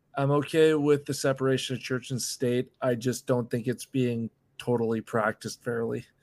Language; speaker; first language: English; native; English